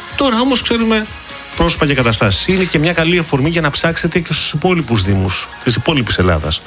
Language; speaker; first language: Greek; native; Greek